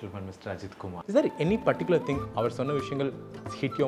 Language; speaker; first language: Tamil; native; Tamil